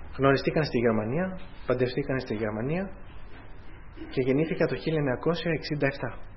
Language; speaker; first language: Greek; early bilingual, heritage; Greek